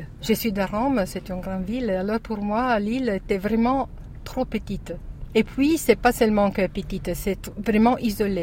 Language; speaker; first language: French; non-native, learner; Italian